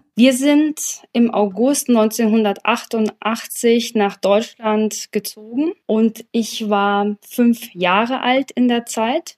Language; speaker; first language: German; early bilingual, other home language; Polish